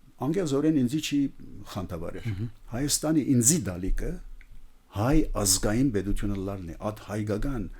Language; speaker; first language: Armenian; early bilingual, heritage; Armenian